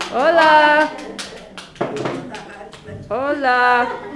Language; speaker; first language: Spanish; non-native, learner; English